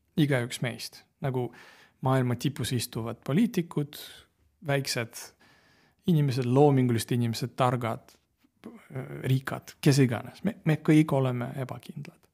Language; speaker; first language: Estonian; non-native, local second language; Russian